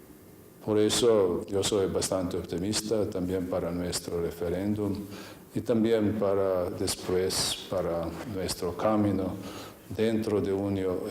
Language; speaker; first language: Spanish; non-native, fluent; Slovenian